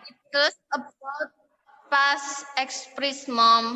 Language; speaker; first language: English; non-native, learner; Indonesian